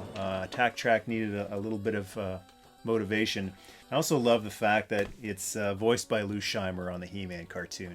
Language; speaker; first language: English; native; English